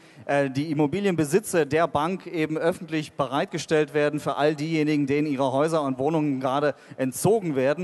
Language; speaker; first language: German; native; German